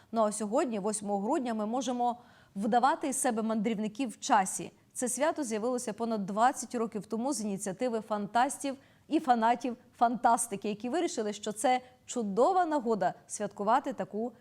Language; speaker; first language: Ukrainian; native; Ukrainian